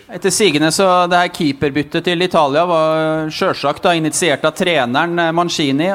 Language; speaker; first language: Norwegian; native; Norwegian